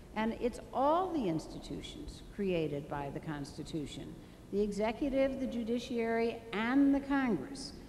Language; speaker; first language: English; native; English